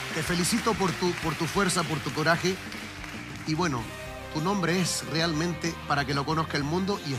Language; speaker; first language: Spanish; native; Spanish